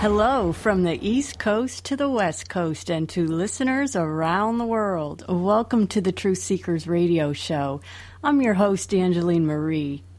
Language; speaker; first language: English; native; English